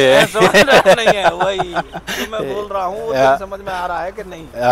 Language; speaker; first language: Hindi; native; Hindi